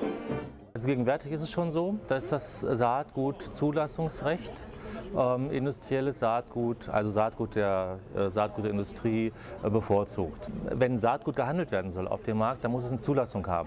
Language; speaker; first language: German; native; German